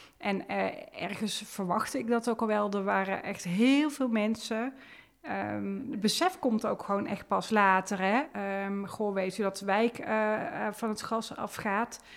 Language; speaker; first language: Dutch; native; Dutch